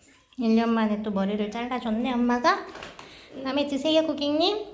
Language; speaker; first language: Korean; native; Korean